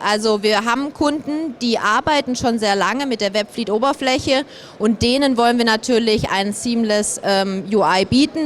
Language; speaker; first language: German; native; German